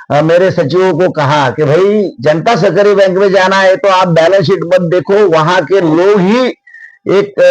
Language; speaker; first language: Hindi; non-native, local second language; Marathi